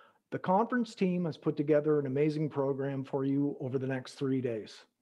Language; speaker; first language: English; native; English